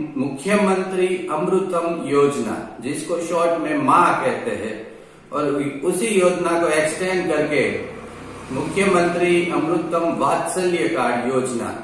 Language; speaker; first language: Hindi; non-native, local second language; Gujarati